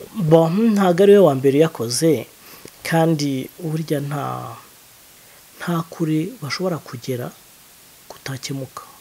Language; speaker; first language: Kinyarwanda; native; Kinyarwanda